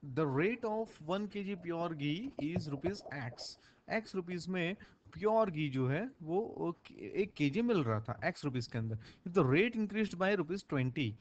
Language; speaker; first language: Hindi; non-native, local second language; Gujarati